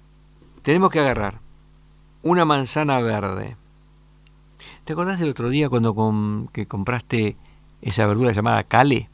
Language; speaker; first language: Spanish; native; Spanish